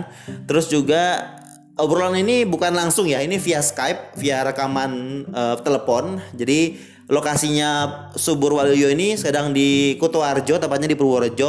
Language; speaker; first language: Indonesian; native; Indonesian